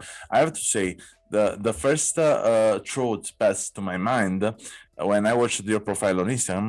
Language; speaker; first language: English; non-native, fluent; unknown